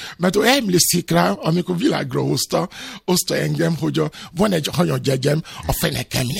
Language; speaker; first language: Hungarian; non-native, learner; Albanian